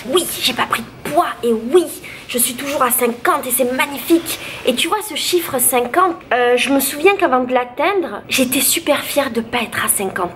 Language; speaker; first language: French; native; French